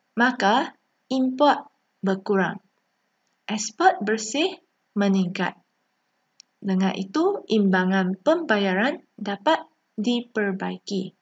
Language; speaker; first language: Malay; non-native, local second language; Chinese